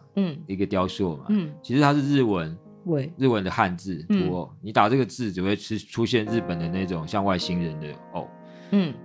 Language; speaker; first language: Chinese; native; Chinese